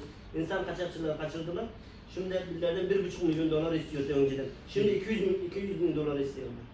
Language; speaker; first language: Turkish; non-native, learner; Uyghur